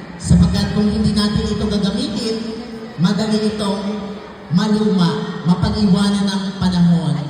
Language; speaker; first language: Filipino; non-native, local second language; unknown